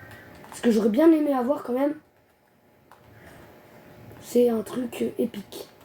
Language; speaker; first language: French; native; French